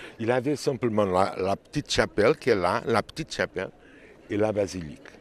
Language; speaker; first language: French; non-native, fluent; Portuguese